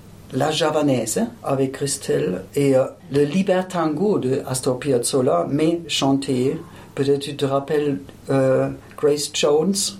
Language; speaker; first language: French; non-native, fluent; German